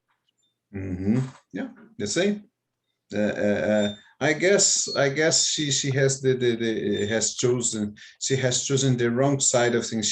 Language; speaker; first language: English; non-native, fluent; Portuguese